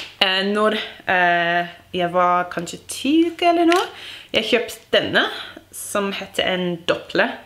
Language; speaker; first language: Norwegian; non-native, learner; English